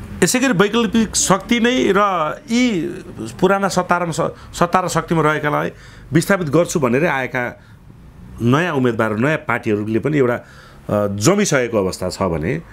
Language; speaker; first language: Nepali; native; Nepali